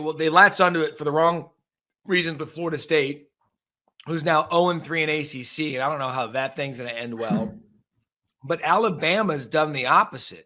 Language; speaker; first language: English; native; English